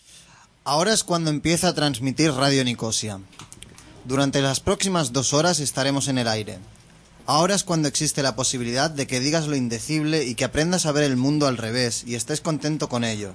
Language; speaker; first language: Spanish; native; Spanish